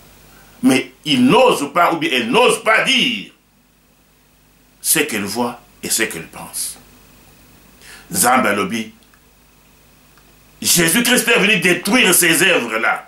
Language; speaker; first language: French; non-native, local second language; Lingala